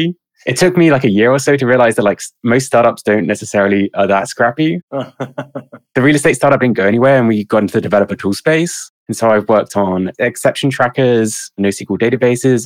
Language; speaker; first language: English; native; English